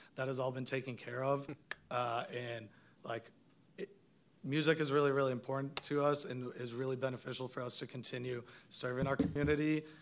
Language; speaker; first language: English; non-native, fluent; Hebrew